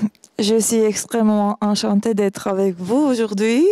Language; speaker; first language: French; non-native, fluent; Romanian